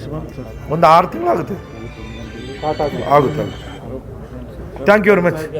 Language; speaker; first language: Kannada; native; Kannada